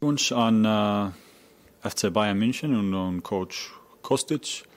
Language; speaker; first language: German; native; German